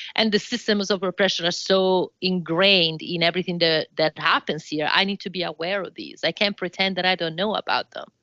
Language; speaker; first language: English; non-native, fluent; Italian